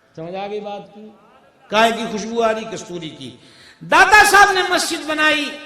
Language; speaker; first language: Urdu; non-native, local second language; Punjabi